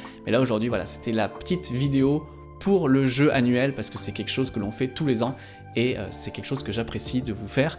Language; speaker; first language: French; native; French